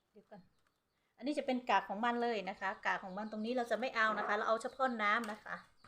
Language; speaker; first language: Thai; non-native, local second language; Hmong